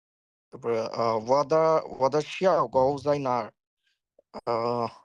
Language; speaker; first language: Chinese; non-native, learner; Bangla